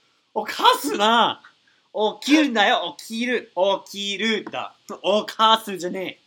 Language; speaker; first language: Japanese; non-native, learner; English